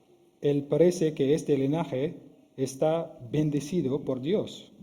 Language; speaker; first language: Spanish; non-native, fluent; English